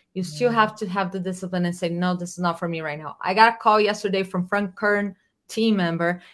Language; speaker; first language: English; non-native, fluent; Portuguese